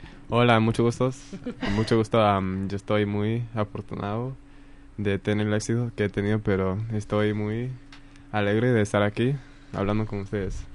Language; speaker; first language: Spanish; early bilingual, heritage; Spanish